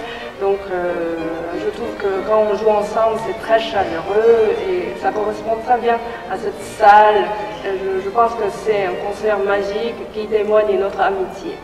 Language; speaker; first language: French; non-native, fluent; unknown